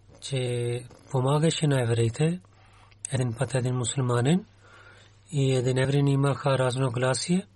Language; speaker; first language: Bulgarian; non-native, learner; Urdu